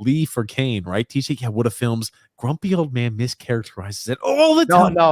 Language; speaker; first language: English; native; English